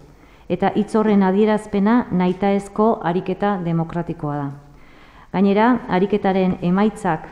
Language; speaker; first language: Basque; native; Basque